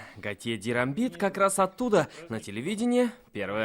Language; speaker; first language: Russian; native; Russian